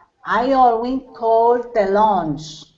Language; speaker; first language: English; non-native, learner; Spanish